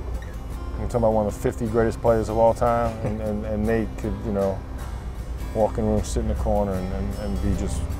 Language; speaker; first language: English; native; English